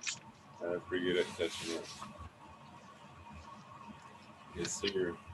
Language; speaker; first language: English; native; English